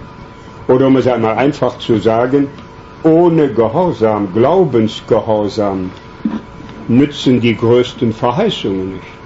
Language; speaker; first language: German; native; German